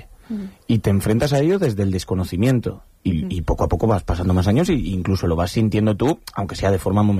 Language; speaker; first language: Spanish; native; Spanish